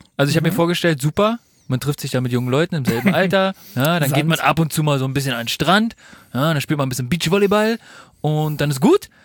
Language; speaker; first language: German; native; German